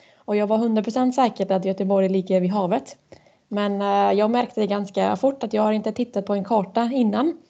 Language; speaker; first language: Swedish; non-native, fluent; German